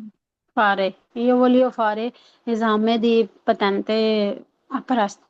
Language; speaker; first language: Italian; non-native, learner; Urdu